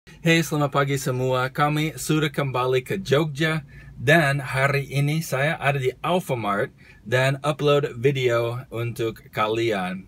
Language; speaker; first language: Indonesian; non-native, fluent; English